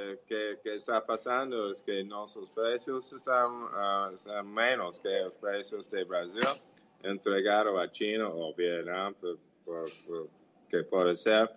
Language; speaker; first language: Portuguese; non-native, learner; English